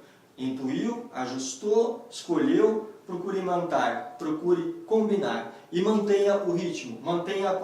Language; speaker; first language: Portuguese; native; Portuguese